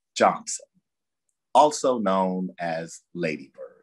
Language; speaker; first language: English; native; English